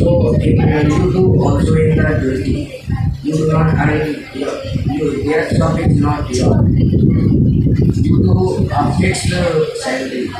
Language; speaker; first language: English; non-native, learner; Hindi